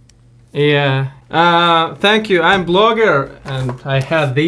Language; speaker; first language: English; non-native, learner; Russian